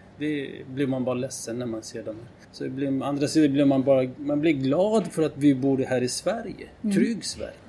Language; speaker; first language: Swedish; non-native, fluent; Kurdish